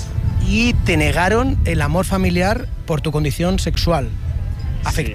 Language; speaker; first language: Spanish; native; Spanish